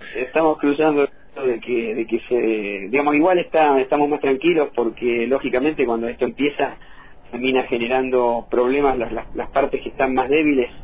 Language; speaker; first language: Spanish; native; Spanish